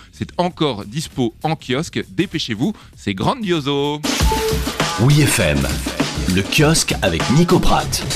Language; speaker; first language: French; native; French